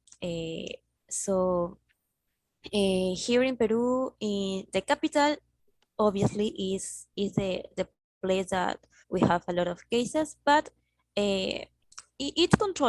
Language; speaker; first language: English; non-native, learner; Spanish